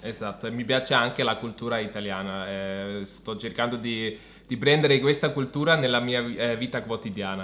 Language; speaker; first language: Italian; non-native, fluent; German